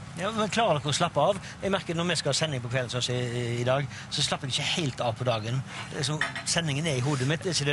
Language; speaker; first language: Norwegian; native; Norwegian